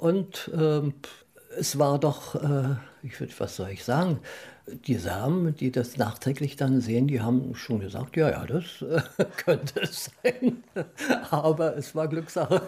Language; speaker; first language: German; native; German